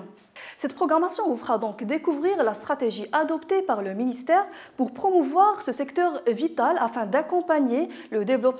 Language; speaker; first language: French; non-native, local second language; Arabic